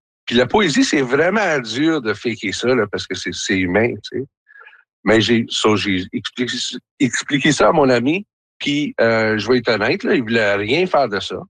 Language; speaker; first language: French; native; French